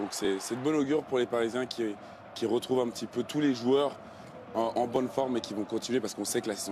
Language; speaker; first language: French; native; French